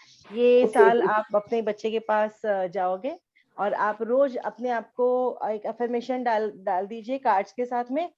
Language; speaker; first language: Hindi; native; Hindi